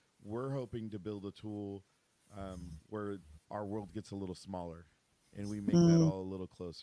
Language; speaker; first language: English; native; English